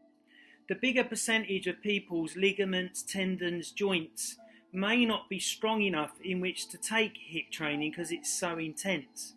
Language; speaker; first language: English; native; English